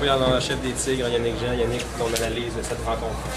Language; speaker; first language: French; native; French